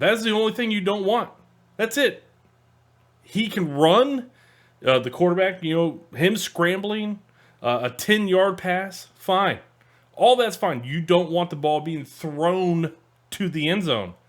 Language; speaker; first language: English; native; English